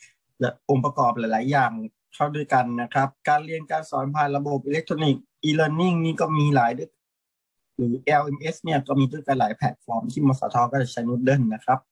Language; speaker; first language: Thai; native; Thai